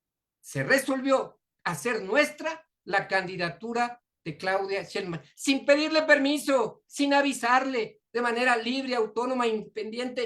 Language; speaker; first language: Spanish; native; Spanish